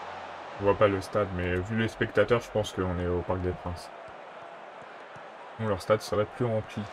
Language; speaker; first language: French; native; French